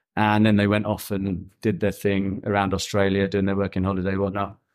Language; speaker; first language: English; native; English